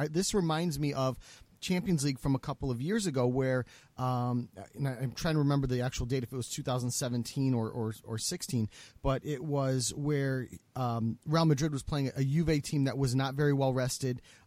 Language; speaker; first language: English; native; English